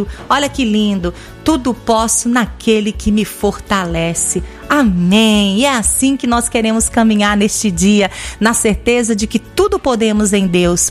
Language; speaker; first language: Portuguese; native; Portuguese